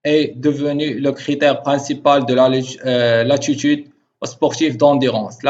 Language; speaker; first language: French; non-native, local second language; Arabic